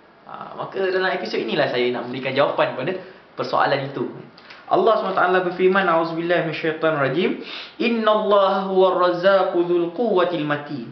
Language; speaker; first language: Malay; native; Malay